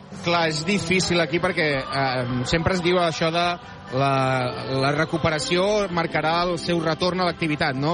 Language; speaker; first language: Catalan; native; Catalan